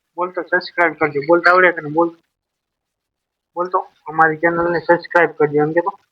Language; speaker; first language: Gujarati; native; Gujarati